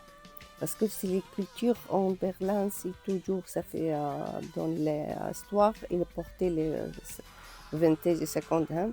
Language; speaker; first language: French; non-native, learner; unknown